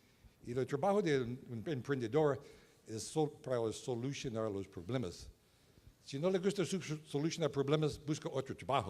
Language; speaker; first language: Spanish; non-native, learner; English